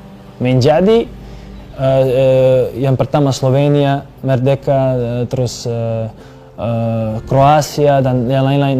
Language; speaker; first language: Indonesian; non-native, fluent; Serbian